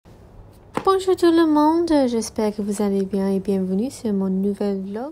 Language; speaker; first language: French; non-native, learner; English